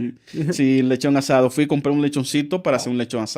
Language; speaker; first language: Spanish; native; Spanish